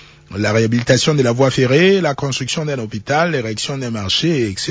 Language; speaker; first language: French; non-native, local second language; Lingala